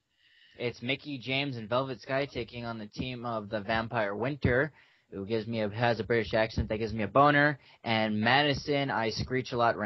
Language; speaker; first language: English; native; English